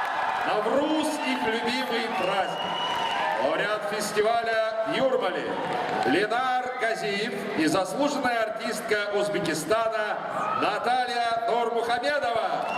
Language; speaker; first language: Russian; native; Russian